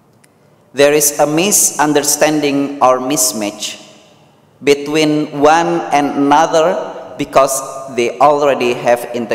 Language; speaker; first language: English; non-native, learner; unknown